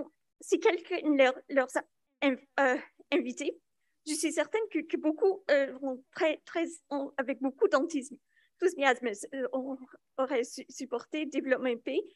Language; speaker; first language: French; non-native, local second language; English